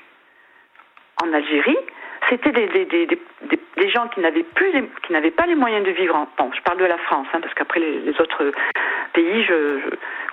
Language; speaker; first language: French; native; French